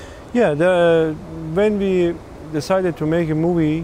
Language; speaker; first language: English; non-native, learner; Persian